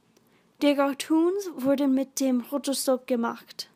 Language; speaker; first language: German; non-native, learner; English